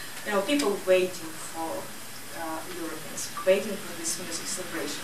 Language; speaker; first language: English; non-native, learner; Ukrainian